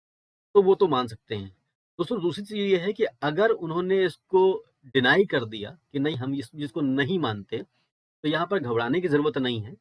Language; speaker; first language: Hindi; native; Hindi